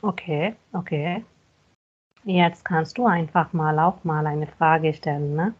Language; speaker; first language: German; non-native, fluent; Hindi